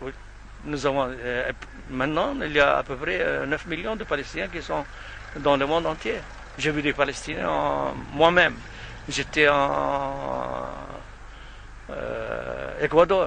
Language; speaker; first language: French; non-native, fluent; Arabic